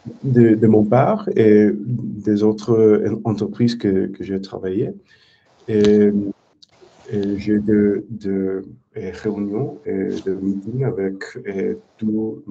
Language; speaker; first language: French; non-native, learner; English